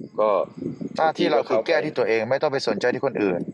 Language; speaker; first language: Thai; native; Thai